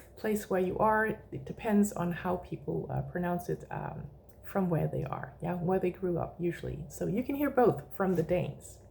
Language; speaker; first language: English; non-native, fluent; Danish